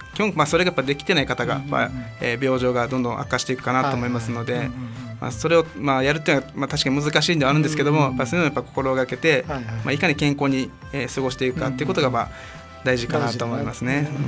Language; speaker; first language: Japanese; native; Japanese